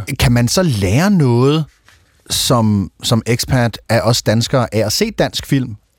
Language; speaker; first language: Danish; native; Danish